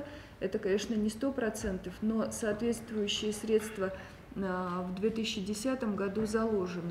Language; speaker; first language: Russian; native; Russian